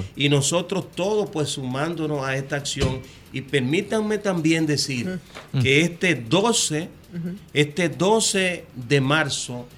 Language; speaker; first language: Spanish; native; Spanish